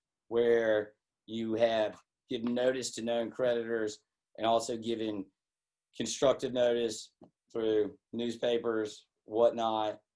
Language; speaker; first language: English; native; English